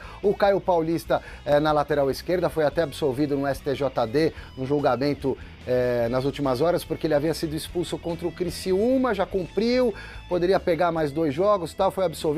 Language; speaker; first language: Portuguese; native; Portuguese